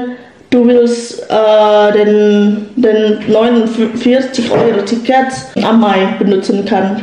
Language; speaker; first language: German; non-native, learner; Indonesian